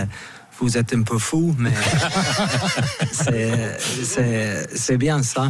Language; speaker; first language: French; non-native, fluent; English